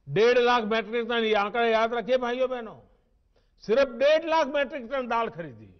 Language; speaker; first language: Hindi; non-native, local second language; Gujarati